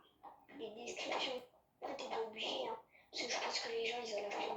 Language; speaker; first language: French; native; French